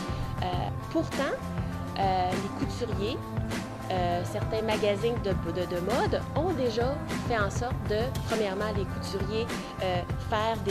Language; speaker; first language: French; native; French